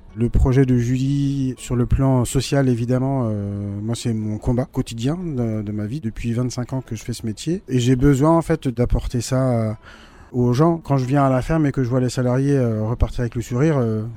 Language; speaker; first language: French; native; French